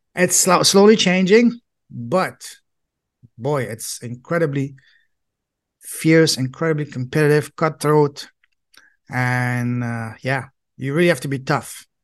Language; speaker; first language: English; non-native, fluent; French